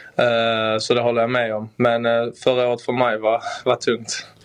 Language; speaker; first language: Swedish; native; Swedish